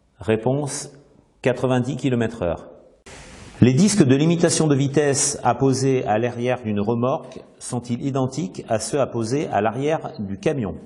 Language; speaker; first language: French; native; French